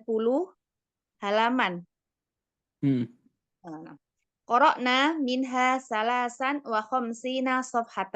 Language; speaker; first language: Arabic; non-native, learner; Indonesian